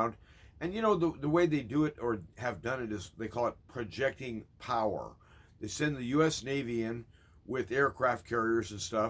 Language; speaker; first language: English; native; English